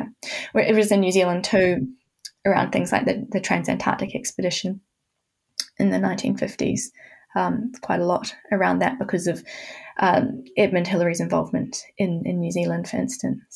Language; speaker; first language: English; native; English